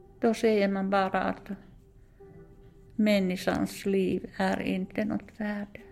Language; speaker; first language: Swedish; non-native, fluent; Finnish